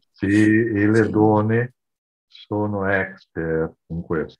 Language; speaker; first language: Italian; non-native, learner; Portuguese